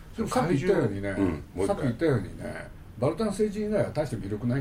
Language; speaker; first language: Japanese; native; Japanese